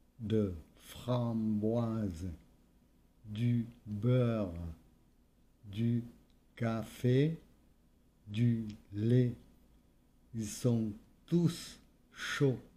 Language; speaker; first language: French; non-native, fluent; Vietnamese